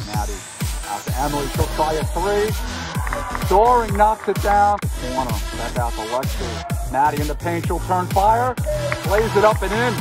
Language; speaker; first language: English; native; English